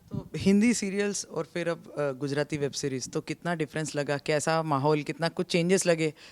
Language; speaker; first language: Hindi; native; Hindi